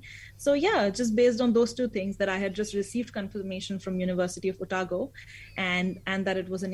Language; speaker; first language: English; non-native, local second language; Hindi